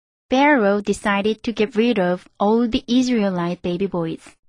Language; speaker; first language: English; non-native, fluent; Korean